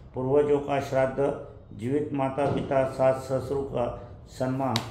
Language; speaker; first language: Hindi; non-native, local second language; Marathi